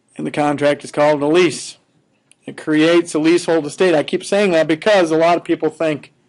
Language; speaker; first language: English; native; English